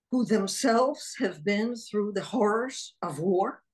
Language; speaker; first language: English; early bilingual, other home language; Hebrew